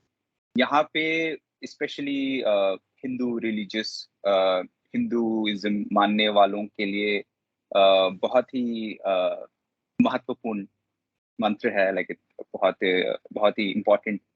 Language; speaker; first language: Hindi; non-native, local second language; Telugu